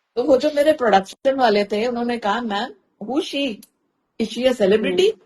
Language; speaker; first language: Hindi; native; Hindi